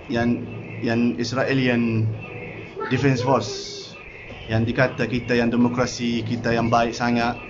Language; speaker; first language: Malay; non-native, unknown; Arabic